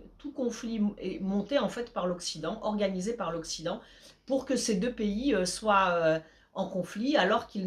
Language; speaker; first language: French; early bilingual, other home language; Polish